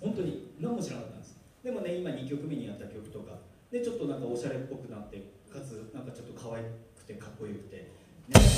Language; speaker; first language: Japanese; native; Japanese